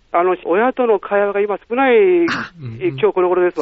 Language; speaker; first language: Japanese; native; Japanese